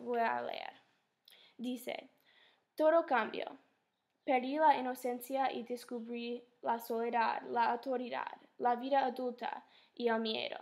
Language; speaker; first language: Spanish; non-native, fluent; English